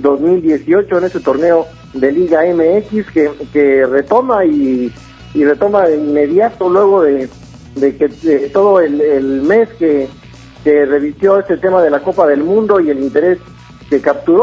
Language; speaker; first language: Spanish; native; Spanish